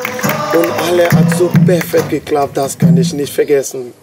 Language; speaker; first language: German; non-native, fluent; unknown